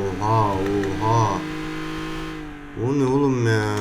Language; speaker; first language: Turkish; native; Turkish